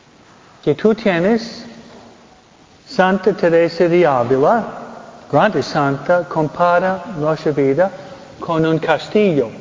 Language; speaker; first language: Spanish; non-native, fluent; English